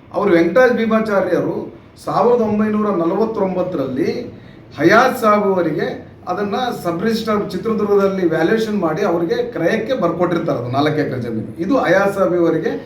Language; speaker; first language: Kannada; non-native, local second language; Urdu